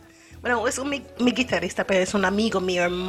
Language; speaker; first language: Spanish; non-native, fluent; English